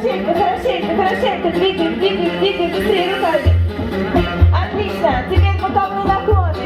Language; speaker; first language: Russian; native; Russian